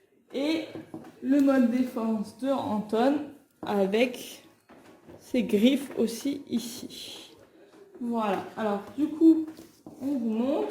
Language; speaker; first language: French; native; French